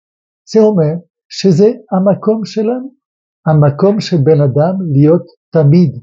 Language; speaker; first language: Hebrew; non-native, fluent; French